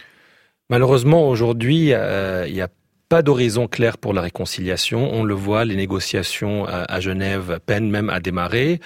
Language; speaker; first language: French; native; French